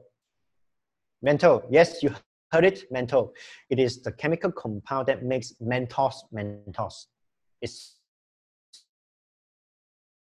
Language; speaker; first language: English; non-native, local second language; Chinese